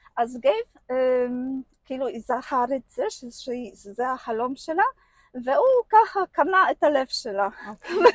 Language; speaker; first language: Hebrew; non-native, fluent; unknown